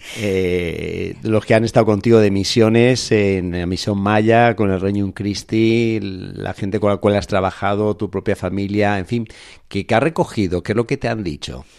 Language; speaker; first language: Spanish; native; Spanish